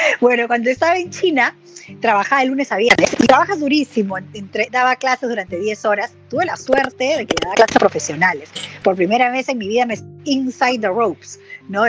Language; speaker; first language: Spanish; native; Spanish